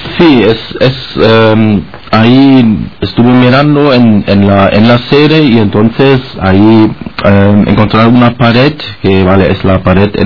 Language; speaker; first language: Spanish; non-native, fluent; German